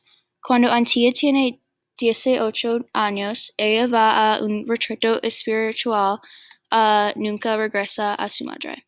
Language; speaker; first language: Spanish; non-native, learner; English